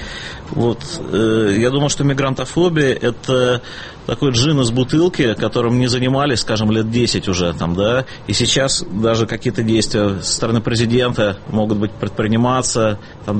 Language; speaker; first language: Russian; native; Russian